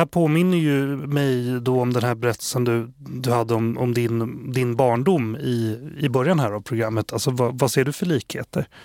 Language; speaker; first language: Swedish; native; Swedish